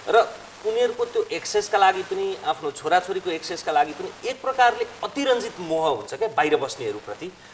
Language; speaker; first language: Nepali; native; Nepali